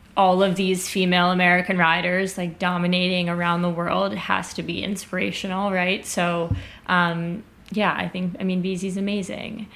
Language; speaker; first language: English; native; English